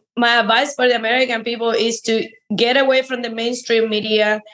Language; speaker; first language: English; non-native, fluent; Spanish